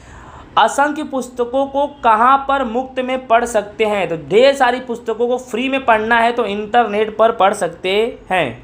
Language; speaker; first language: Hindi; non-native, local second language; Gujarati